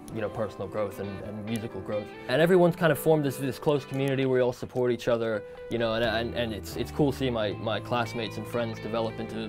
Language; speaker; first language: English; native; English